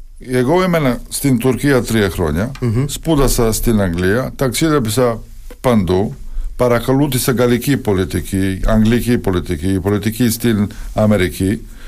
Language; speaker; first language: Greek; non-native, fluent; Serbian